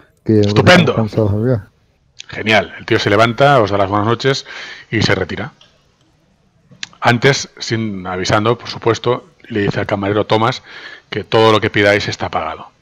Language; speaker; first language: Spanish; native; Spanish